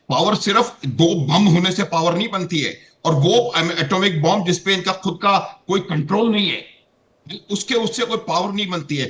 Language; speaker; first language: Hindi; native; Hindi